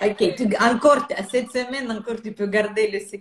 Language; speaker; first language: French; non-native, fluent; Russian